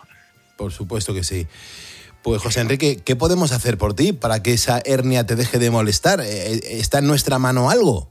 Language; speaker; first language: Spanish; native; Spanish